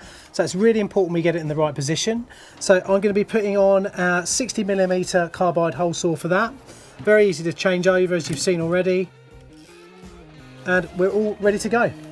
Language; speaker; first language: English; native; English